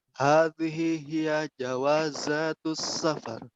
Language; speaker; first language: Arabic; non-native, learner; Indonesian